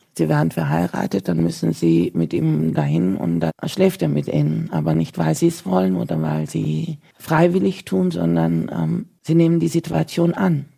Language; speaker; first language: German; early bilingual, other home language; Turkish